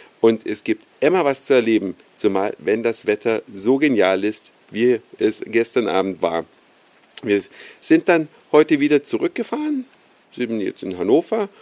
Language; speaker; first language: German; native; German